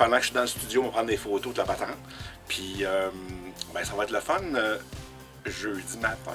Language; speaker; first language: French; native; French